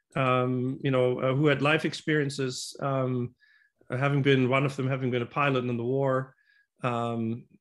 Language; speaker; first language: English; non-native, fluent; German